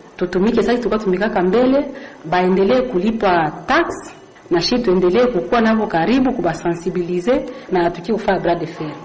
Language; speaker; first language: Swahili; non-native, local second language; Kinyarwanda